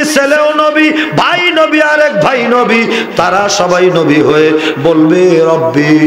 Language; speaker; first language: Bangla; native; Bangla